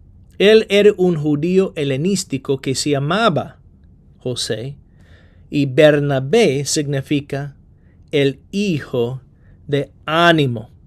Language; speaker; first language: Spanish; non-native, fluent; English